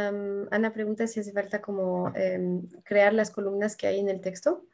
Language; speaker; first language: Spanish; non-native, fluent; French